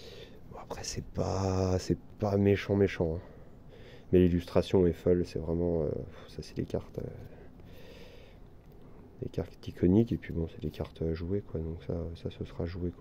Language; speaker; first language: French; native; French